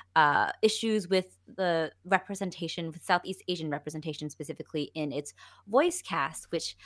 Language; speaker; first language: English; early bilingual, other home language; Vietnamese